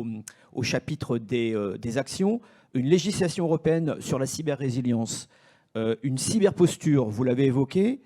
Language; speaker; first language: French; native; French